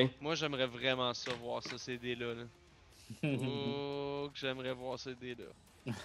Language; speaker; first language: French; native; French